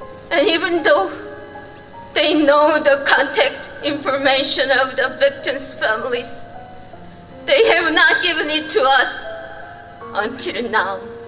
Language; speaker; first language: English; non-native, fluent; Korean